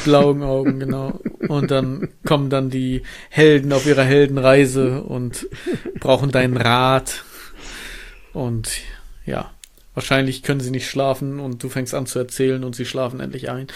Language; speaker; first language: German; native; German